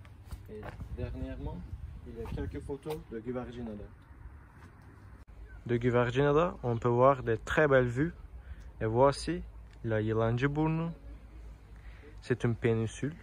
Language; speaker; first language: French; non-native, learner; Turkish